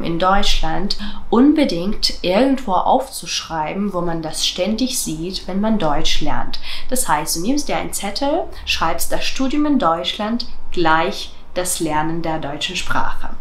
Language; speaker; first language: German; non-native, fluent; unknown